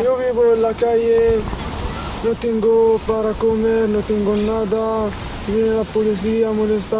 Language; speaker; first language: Spanish; non-native, learner; Arabic